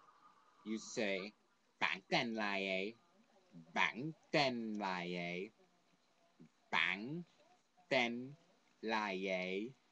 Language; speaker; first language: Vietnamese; non-native, learner; English